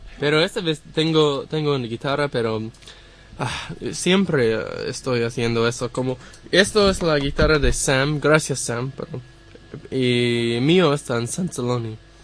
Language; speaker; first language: Spanish; non-native, learner; English